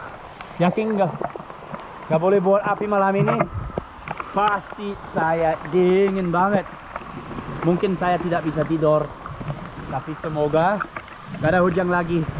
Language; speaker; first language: Indonesian; non-native, fluent; English